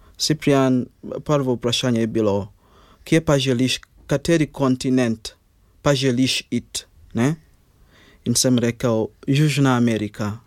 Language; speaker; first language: Slovenian; non-native, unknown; Ganda